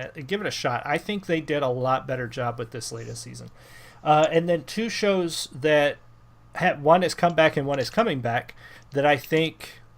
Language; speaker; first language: English; native; English